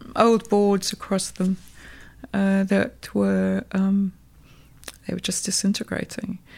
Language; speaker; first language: English; native; English